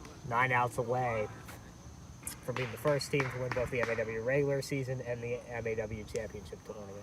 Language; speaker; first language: English; native; English